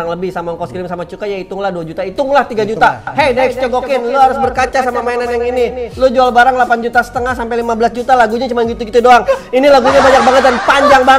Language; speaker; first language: Indonesian; native; Indonesian